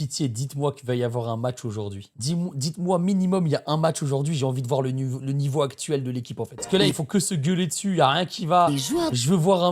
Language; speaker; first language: French; native; French